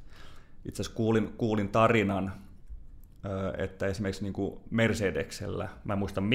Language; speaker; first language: Finnish; native; Finnish